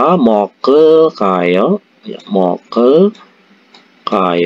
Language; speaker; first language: Korean; non-native, fluent; Indonesian